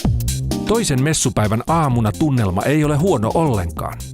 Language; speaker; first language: Finnish; native; Finnish